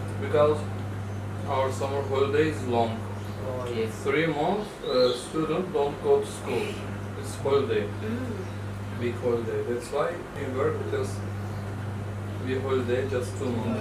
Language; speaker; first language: English; non-native, learner; Indonesian